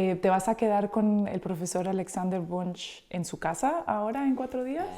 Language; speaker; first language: Spanish; native; Spanish